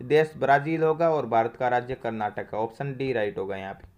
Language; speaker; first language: Hindi; native; Hindi